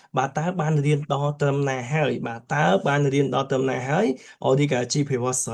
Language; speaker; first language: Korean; non-native, fluent; Khmer